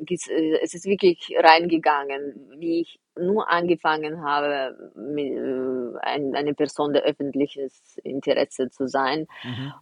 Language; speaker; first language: German; non-native, fluent; Russian